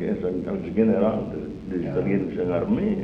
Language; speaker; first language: German; non-native, fluent; Italian